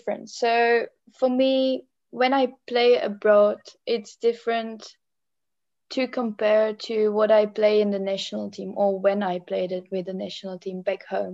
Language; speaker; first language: English; non-native, fluent; Czech